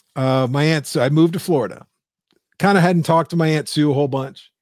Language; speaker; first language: English; native; English